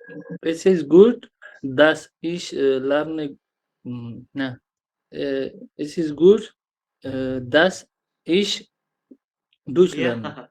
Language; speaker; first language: German; non-native, learner; Urdu